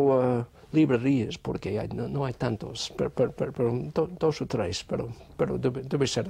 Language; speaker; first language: Spanish; non-native, fluent; English